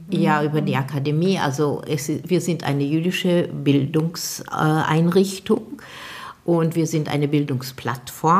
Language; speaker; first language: German; non-native, fluent; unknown